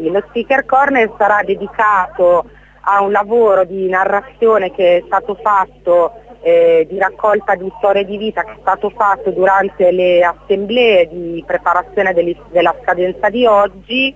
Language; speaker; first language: Italian; native; Italian